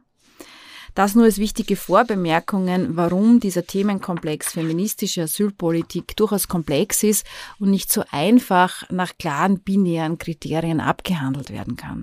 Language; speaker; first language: German; native; German